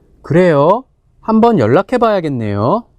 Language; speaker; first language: Korean; native; Korean